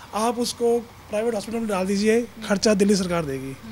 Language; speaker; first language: Hindi; native; Hindi